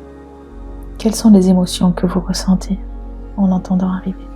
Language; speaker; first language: French; native; French